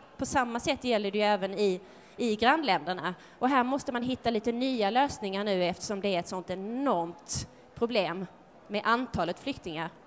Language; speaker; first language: Swedish; native; Swedish